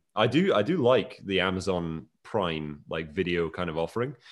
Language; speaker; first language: English; native; English